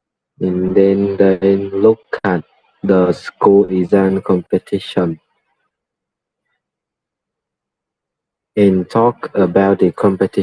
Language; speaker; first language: English; non-native, learner; Vietnamese